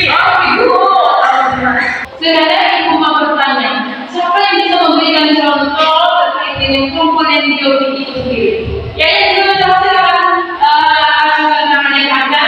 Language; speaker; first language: Indonesian; native; Indonesian